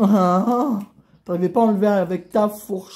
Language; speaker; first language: French; native; French